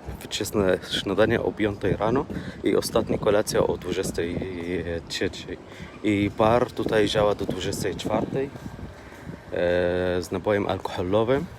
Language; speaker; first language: Polish; non-native, learner; Arabic